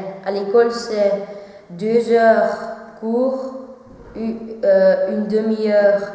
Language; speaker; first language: French; non-native, learner; Dutch